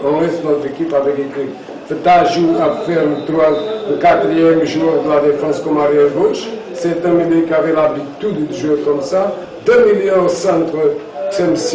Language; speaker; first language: French; non-native, fluent; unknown